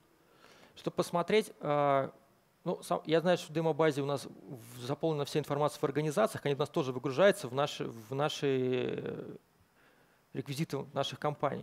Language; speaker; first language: Russian; native; Russian